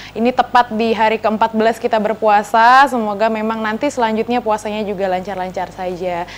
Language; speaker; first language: Indonesian; native; Indonesian